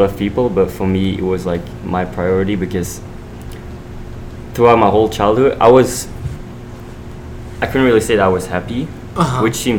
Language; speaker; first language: English; non-native, fluent; Dutch